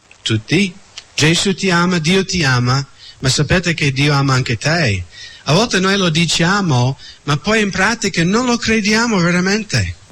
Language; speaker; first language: Italian; non-native, fluent; English